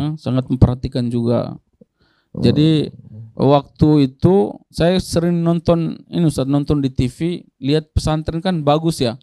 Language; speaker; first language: Indonesian; non-native, local second language; Tetum